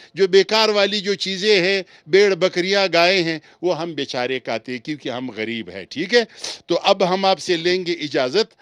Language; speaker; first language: Urdu; non-native, local second language; Pashto